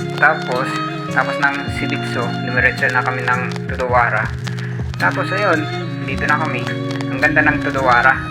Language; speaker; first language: Filipino; native; Filipino